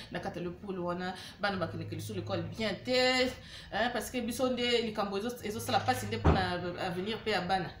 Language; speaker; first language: Lingala; native; Lingala